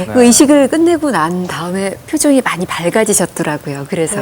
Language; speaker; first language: Korean; native; Korean